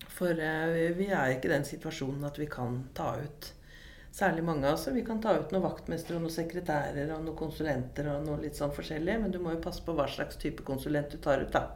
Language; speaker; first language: Norwegian; native; Norwegian